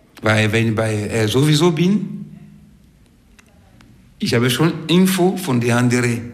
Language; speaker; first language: German; non-native, fluent; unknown